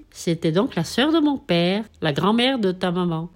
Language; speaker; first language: French; native; French